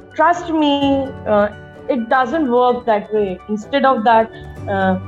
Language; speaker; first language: English; non-native, local second language; Marathi